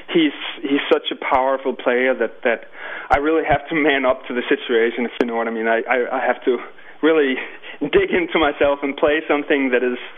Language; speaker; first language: English; non-native, fluent; Danish